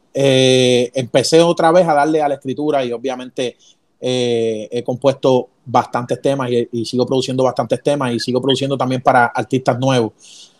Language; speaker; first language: Spanish; native; Spanish